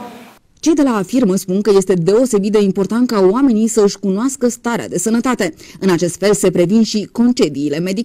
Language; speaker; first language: Romanian; native; Romanian